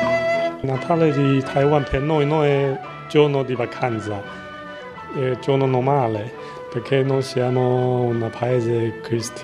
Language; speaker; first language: Italian; non-native, learner; Chinese